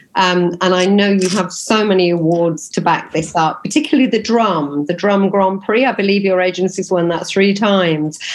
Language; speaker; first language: English; native; English